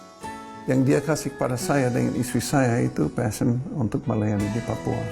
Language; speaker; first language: Indonesian; non-native, fluent; English